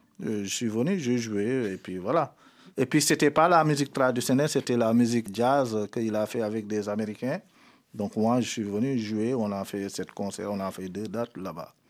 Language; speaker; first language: French; non-native, local second language; Mandingo